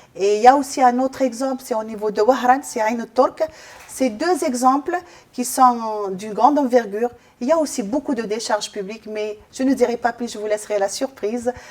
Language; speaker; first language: French; non-native, local second language; Arabic